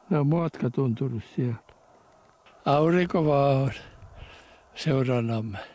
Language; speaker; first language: Finnish; native; Finnish